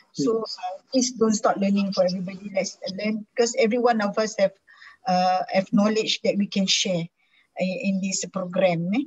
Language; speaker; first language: English; non-native, local second language; Malay